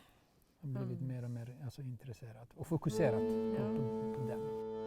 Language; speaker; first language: Swedish; non-native, fluent; Baluchi